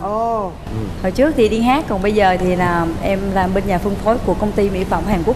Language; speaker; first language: Vietnamese; native; Vietnamese